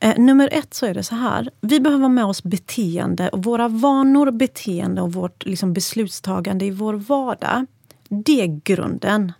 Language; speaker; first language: Swedish; early bilingual, other home language; Persian